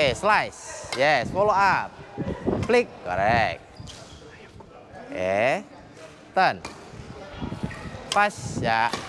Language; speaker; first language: English; non-native, fluent; Indonesian